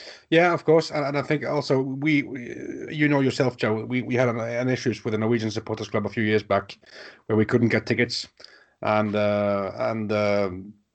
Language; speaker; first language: English; non-native, fluent; Norwegian